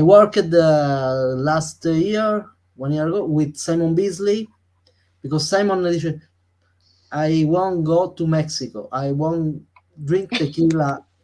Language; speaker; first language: English; non-native, learner; Italian